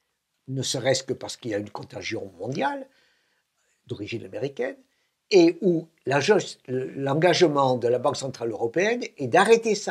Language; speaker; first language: French; native; French